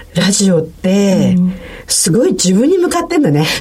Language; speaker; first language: Japanese; native; Japanese